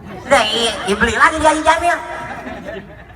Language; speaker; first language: Indonesian; native; Indonesian